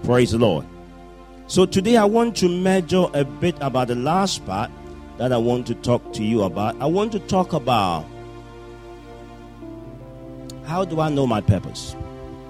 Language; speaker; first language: English; non-native, local second language; Akan